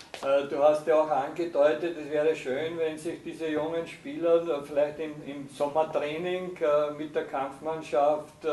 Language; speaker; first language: German; native; German